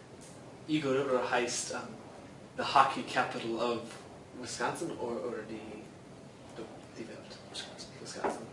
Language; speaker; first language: German; non-native, learner; English